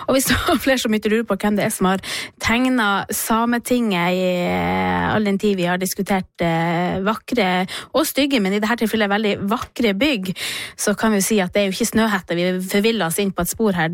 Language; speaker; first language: Norwegian; native; Norwegian